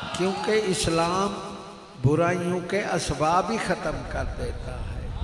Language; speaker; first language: Urdu; native; Urdu